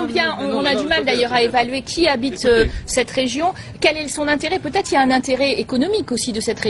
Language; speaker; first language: French; native; French